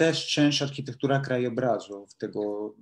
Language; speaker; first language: Polish; non-native, learner; Italian